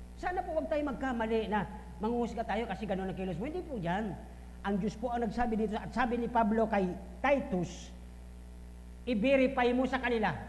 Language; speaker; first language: Filipino; non-native, local second language; Bikol